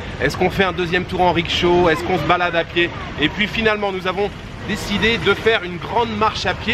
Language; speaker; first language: French; native; French